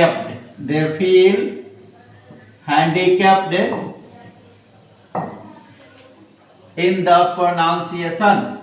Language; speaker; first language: English; non-native, local second language; Hindi